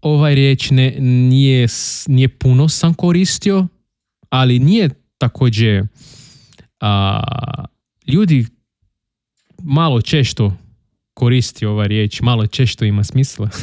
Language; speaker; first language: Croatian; non-native, learner; Portuguese